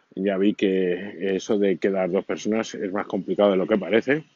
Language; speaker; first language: Spanish; native; Spanish